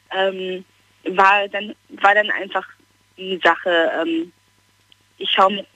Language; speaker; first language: German; native; German